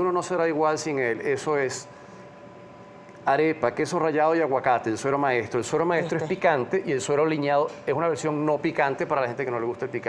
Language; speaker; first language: Spanish; native; Spanish